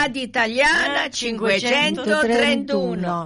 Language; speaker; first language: Italian; early bilingual, heritage; Italian